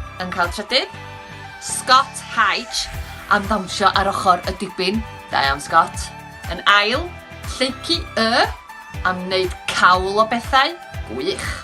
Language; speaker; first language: Welsh; native; Welsh